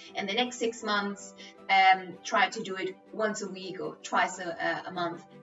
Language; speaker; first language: English; non-native, fluent; Spanish